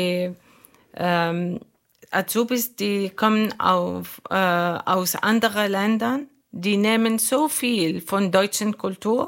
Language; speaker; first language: German; non-native, learner; Arabic